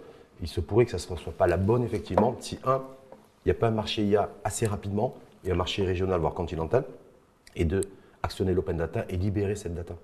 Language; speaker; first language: French; non-native, local second language; Arabic